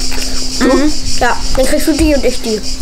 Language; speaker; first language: German; native; German